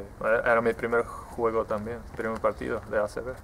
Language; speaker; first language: Spanish; non-native, fluent; Czech